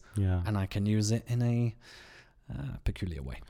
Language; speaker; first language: English; native; English